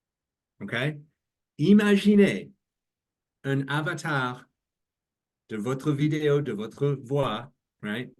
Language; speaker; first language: French; non-native, learner; English